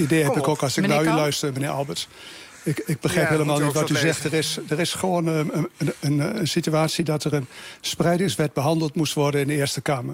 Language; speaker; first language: Dutch; native; Dutch